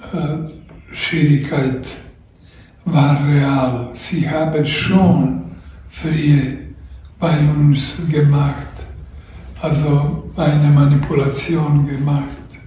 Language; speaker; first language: German; non-native, learner; Croatian